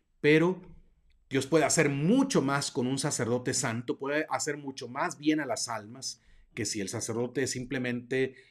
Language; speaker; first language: Spanish; native; Spanish